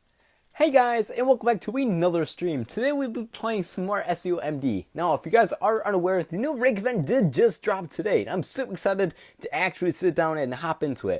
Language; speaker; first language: English; native; English